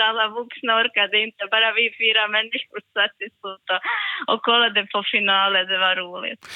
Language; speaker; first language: Swedish; non-native, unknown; Bosnian